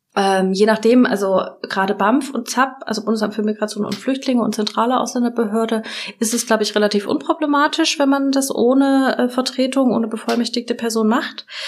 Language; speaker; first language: German; native; German